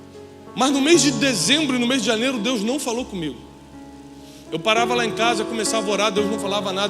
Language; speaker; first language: Portuguese; native; Portuguese